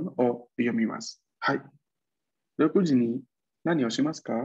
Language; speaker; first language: Japanese; non-native, fluent; Spanish